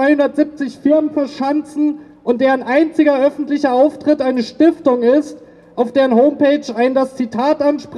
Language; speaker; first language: German; native; German